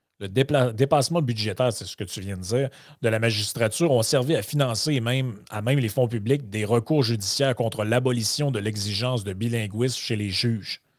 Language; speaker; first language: French; native; French